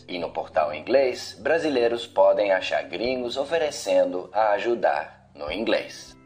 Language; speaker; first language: Portuguese; non-native, fluent; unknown